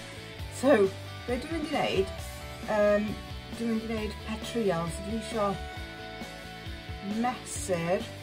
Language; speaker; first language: Welsh; non-native, local second language; English